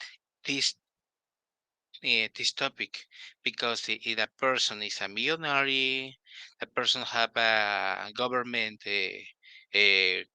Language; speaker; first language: English; non-native, learner; Spanish